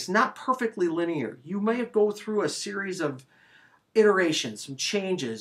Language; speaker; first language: English; native; English